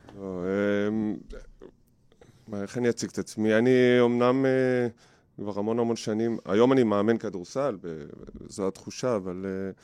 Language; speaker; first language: Hebrew; native; Hebrew